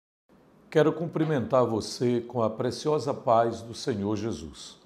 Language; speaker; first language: Portuguese; native; Portuguese